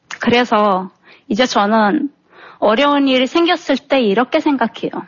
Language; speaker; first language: Korean; non-native, fluent; Turkmen